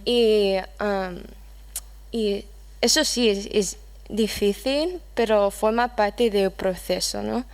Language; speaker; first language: Spanish; non-native, fluent; English